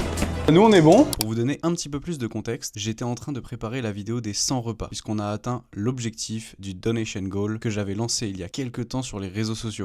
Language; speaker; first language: French; native; French